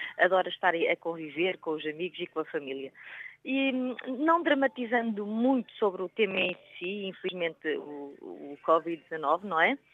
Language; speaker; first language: Portuguese; native; Portuguese